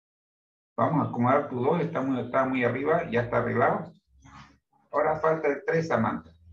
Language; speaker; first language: Spanish; native; Spanish